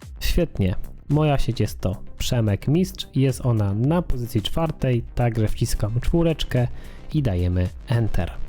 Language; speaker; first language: Polish; native; Polish